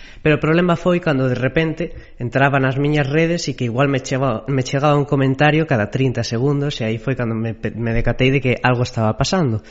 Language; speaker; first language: Galician; native; Galician